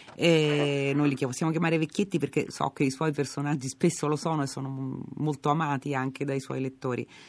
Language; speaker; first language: Italian; native; Italian